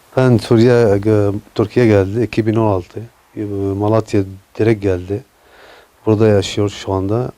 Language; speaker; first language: Turkish; non-native, learner; Arabic